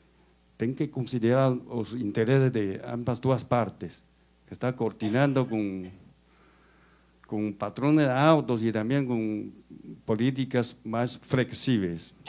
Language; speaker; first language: Portuguese; non-native, learner; Chinese